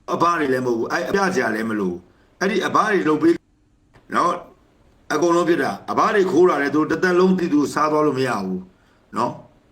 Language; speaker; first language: Burmese; native; Burmese